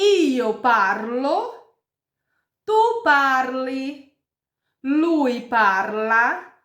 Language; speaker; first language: Italian; non-native, fluent; Portuguese